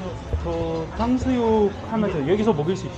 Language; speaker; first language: Korean; non-native, fluent; Russian